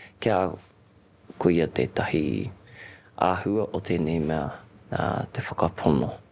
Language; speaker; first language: Māori; non-native, local second language; English